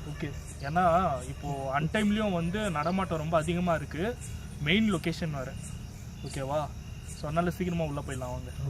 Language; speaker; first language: Tamil; native; Tamil